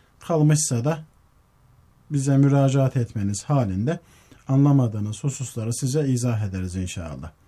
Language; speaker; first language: Turkish; native; Turkish